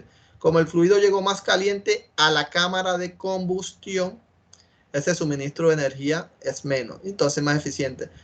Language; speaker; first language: Spanish; native; Spanish